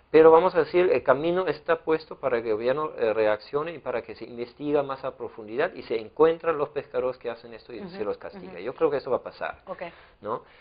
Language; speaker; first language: Spanish; non-native, fluent; German